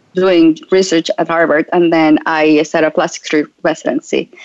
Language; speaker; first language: English; non-native, fluent; Spanish